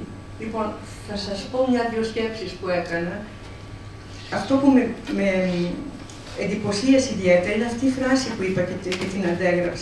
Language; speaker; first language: Greek; native; Greek